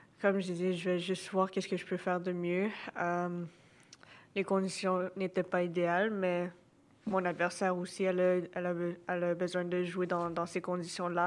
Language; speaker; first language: French; non-native, local second language; English